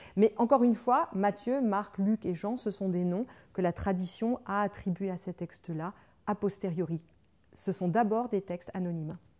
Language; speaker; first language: French; native; French